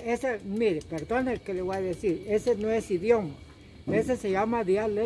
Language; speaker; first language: Spanish; native; Spanish